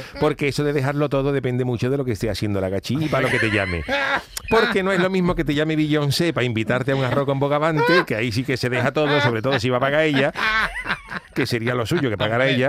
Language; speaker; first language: Spanish; native; Spanish